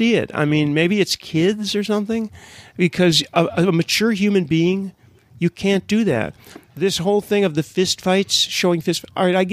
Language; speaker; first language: English; native; English